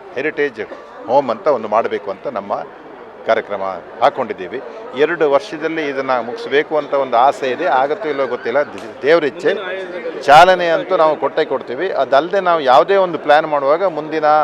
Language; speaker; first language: Kannada; non-native, local second language; Tulu